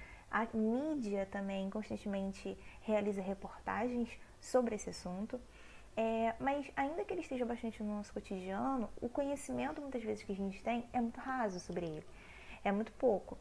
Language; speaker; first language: Portuguese; native; Portuguese